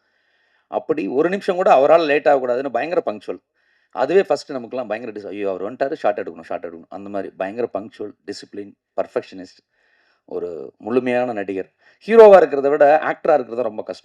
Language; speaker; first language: Tamil; native; Tamil